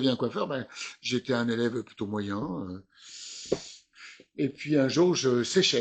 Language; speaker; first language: French; native; French